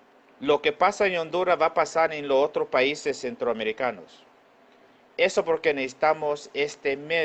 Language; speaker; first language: Spanish; non-native, local second language; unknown